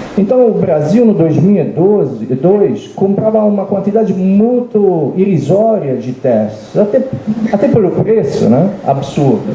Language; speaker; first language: Portuguese; non-native, fluent; Italian